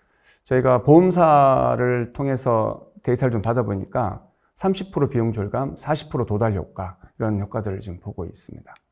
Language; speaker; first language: Korean; native; Korean